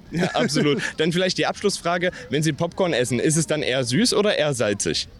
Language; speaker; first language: German; native; German